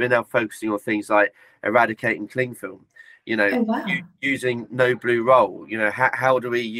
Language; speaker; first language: English; native; English